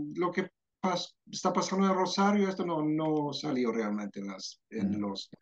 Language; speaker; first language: Spanish; non-native, fluent; Swedish